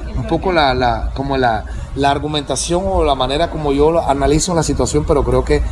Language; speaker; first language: Spanish; native; Spanish